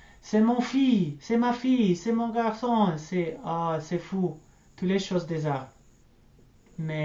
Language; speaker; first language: French; non-native, learner; English